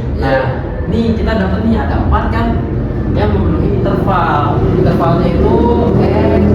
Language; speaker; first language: Indonesian; native; Indonesian